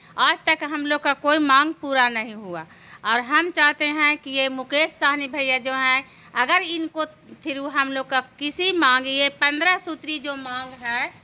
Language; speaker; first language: Hindi; native; Hindi